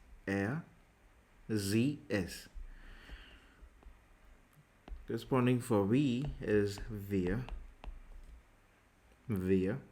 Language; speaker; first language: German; non-native, learner; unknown